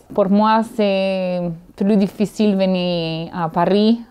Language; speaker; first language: French; non-native, learner; Italian